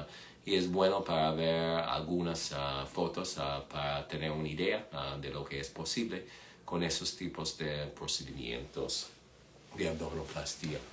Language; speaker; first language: Spanish; non-native, fluent; English